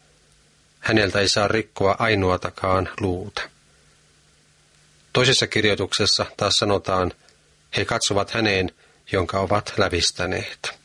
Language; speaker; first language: Finnish; native; Finnish